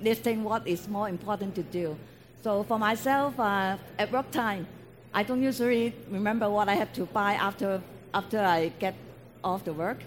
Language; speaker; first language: English; non-native, local second language; Cantonese